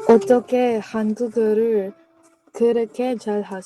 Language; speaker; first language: Korean; non-native, learner; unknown